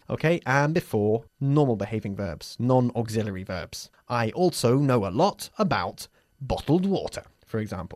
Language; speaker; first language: English; native; English